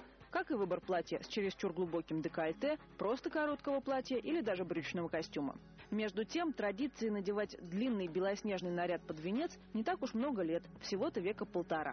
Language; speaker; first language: Russian; native; Russian